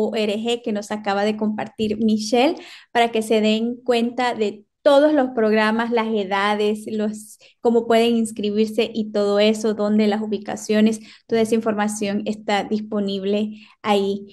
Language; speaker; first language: Spanish; native; Spanish